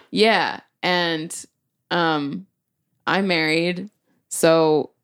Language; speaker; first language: English; native; English